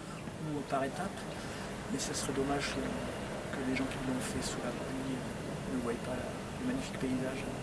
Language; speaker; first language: French; native; French